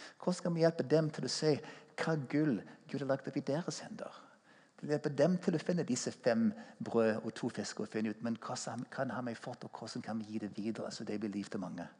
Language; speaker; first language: Norwegian; non-native, fluent; English